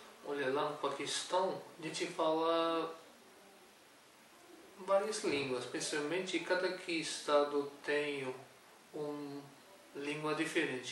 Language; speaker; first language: Portuguese; non-native, learner; Urdu